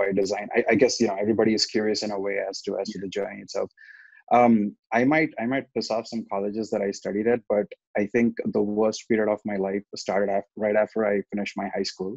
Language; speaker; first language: English; non-native, local second language; Telugu